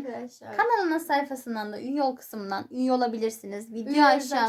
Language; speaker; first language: Turkish; native; Turkish